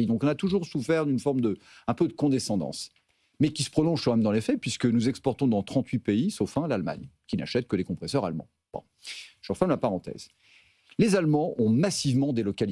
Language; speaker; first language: French; native; French